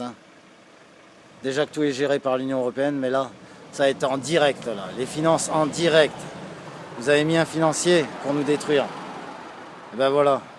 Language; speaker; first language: French; native; French